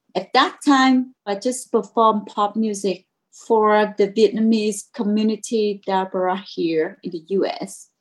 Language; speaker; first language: English; non-native, learner; Vietnamese